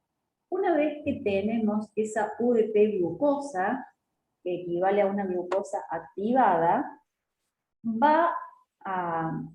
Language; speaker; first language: Spanish; native; Spanish